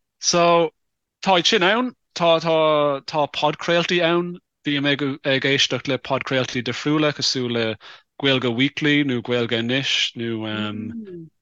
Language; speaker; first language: Irish; non-native, local second language; English